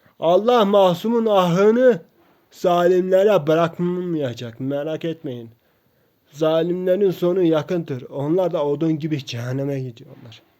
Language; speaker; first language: Turkish; non-native, local second language; Kurdish